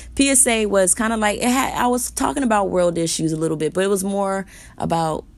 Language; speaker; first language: English; native; English